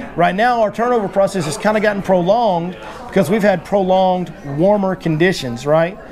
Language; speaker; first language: English; native; English